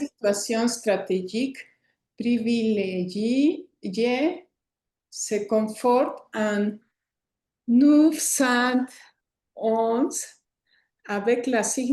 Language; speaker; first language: French; non-native, learner; Spanish